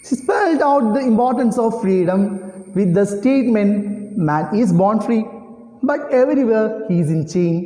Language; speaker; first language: English; non-native, local second language; Malayalam